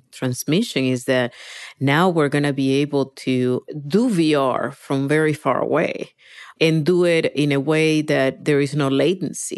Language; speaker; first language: English; non-native, fluent; Spanish